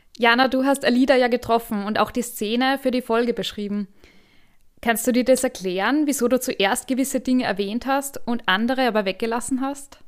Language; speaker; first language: German; native; German